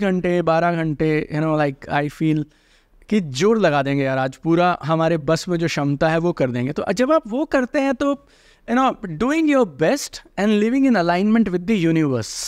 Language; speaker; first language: Hindi; native; Hindi